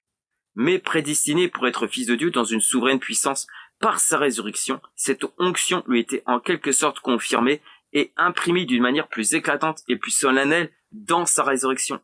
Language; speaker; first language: French; native; French